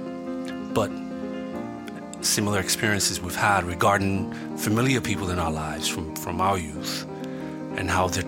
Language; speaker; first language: English; non-native, local second language; Bini